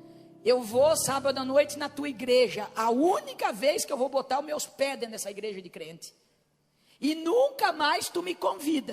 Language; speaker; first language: Portuguese; native; Portuguese